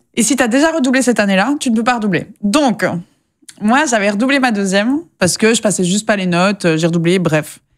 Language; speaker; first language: French; native; French